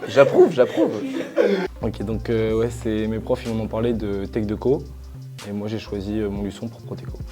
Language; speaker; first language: French; native; French